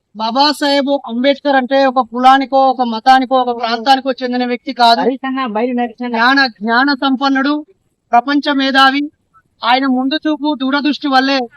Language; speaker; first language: Telugu; native; Telugu